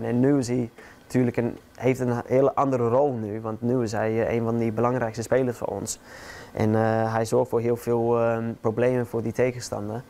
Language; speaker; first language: Dutch; non-native, fluent; English